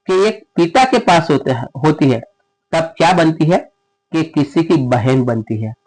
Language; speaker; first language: Hindi; non-native, local second language; Gujarati